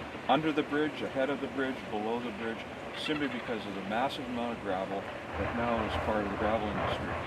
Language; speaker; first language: English; native; English